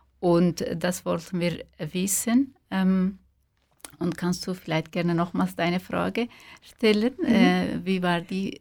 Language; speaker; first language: German; non-native, fluent; Kurdish